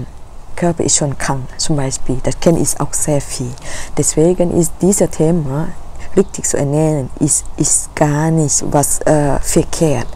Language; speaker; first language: German; non-native, learner; Thai